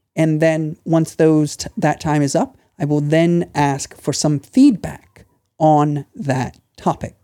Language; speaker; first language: English; native; English